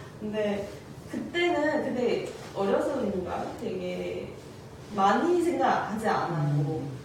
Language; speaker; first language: Korean; non-native, fluent; Chinese